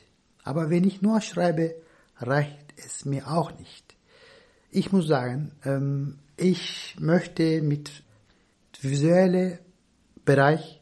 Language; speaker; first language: German; non-native, fluent; Turkish